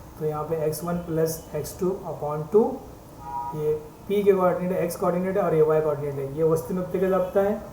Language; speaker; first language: Urdu; native; Urdu